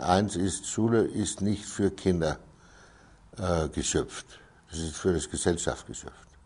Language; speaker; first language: German; non-native, fluent; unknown